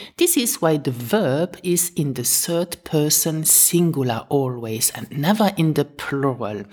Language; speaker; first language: English; non-native, fluent; Luxembourgish